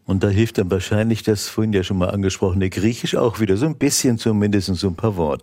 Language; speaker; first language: German; native; German